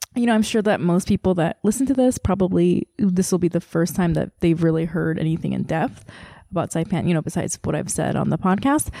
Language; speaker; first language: English; early bilingual, other home language; Korean